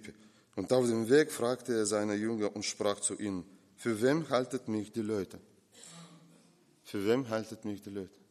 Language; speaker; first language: German; non-native, fluent; Russian